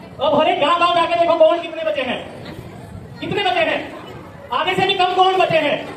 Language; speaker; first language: Hindi; non-native, local second language; Bhili